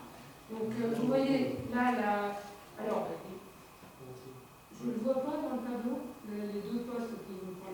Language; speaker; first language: French; native; French